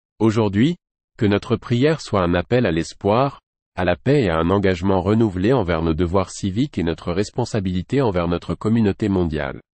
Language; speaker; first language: French; non-native, local second language; Haitian Creole